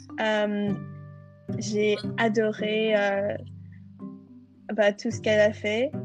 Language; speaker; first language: French; non-native, fluent; English